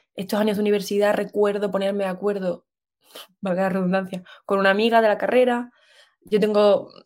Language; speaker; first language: Spanish; native; Spanish